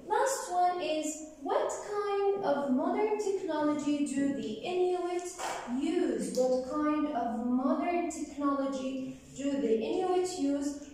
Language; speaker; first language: English; non-native, fluent; Arabic